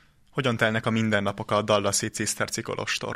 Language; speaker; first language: Hungarian; native; Hungarian